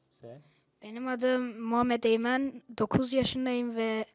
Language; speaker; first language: Turkish; early bilingual, other home language; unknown